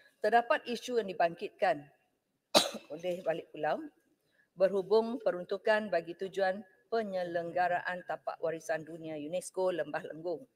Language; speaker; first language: Malay; native; Malay